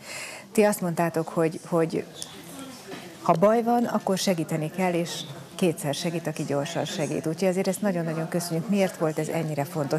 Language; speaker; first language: Hungarian; native; Hungarian